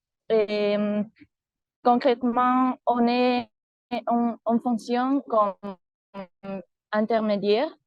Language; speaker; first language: French; non-native, fluent; Spanish